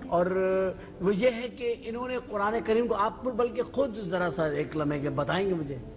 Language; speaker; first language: Urdu; native; Urdu